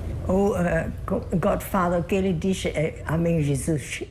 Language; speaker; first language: Portuguese; early bilingual, heritage; Portuguese